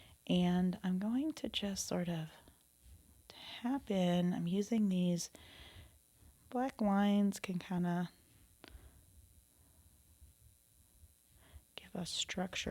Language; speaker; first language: English; native; English